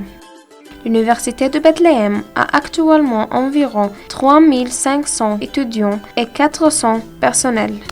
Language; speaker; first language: French; non-native, learner; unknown